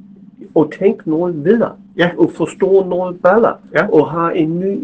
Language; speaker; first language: Danish; non-native, fluent; German